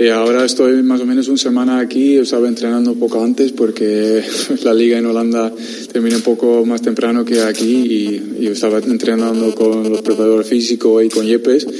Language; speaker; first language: Spanish; non-native, learner; Dutch